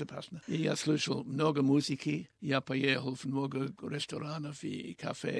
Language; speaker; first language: Russian; non-native, learner; English